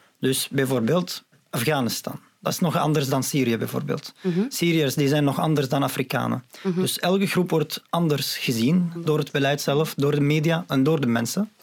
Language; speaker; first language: Dutch; non-native, fluent; Arabic